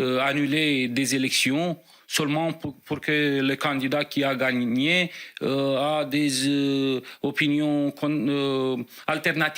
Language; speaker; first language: French; non-native, fluent; Romanian